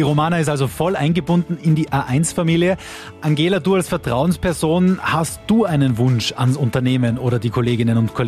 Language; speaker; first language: German; native; German